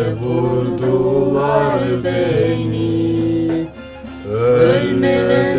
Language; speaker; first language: Turkish; non-native, learner; Somali